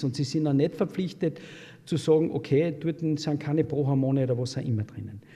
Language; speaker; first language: German; native; German